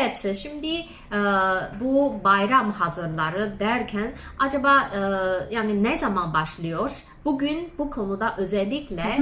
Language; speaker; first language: Turkish; non-native, fluent; Chinese